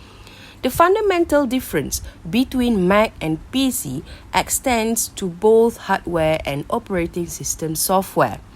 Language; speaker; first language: English; non-native, local second language; Malay